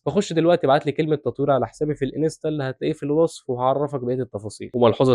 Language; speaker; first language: Arabic; native; Arabic